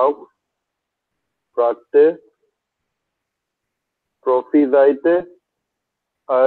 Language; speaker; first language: German; non-native, learner; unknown